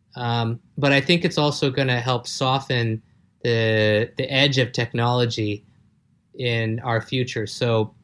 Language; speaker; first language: English; native; English